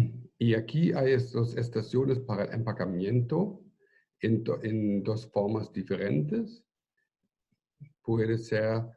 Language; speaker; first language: Spanish; non-native, fluent; German